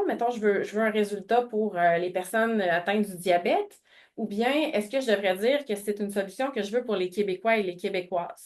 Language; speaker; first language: French; native; French